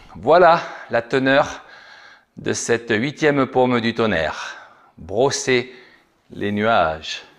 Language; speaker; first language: French; native; French